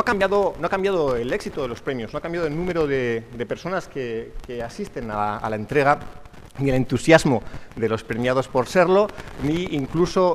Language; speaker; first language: Spanish; native; Spanish